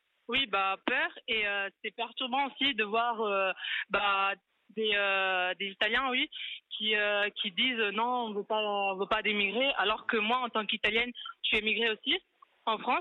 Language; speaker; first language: French; early bilingual, other home language; Italian